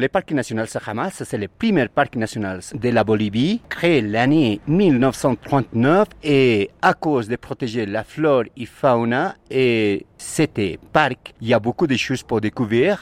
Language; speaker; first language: French; non-native, learner; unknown